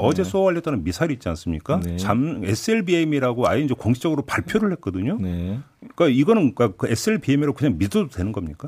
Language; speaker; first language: Korean; native; Korean